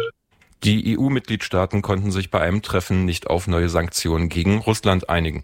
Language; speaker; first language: German; native; German